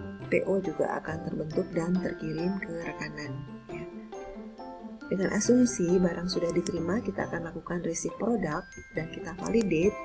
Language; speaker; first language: Indonesian; native; Indonesian